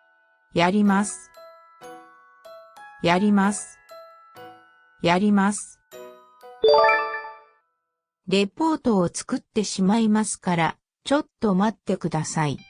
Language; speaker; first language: Japanese; non-native, learner; English